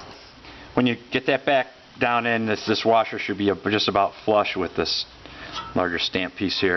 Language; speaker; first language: English; native; English